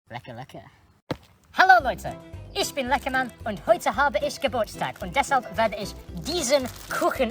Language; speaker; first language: German; non-native, learner; English